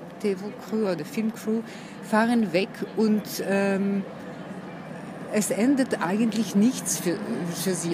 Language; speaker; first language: German; non-native, fluent; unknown